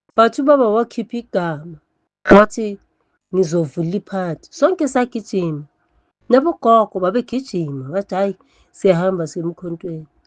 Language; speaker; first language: Zulu; native; Zulu